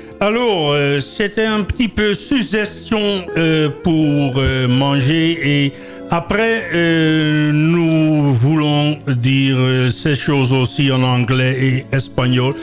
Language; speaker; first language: French; non-native, learner; Dutch